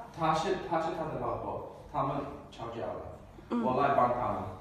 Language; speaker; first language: Chinese; non-native, learner; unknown